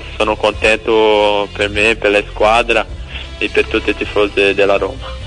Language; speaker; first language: Italian; non-native, fluent; Portuguese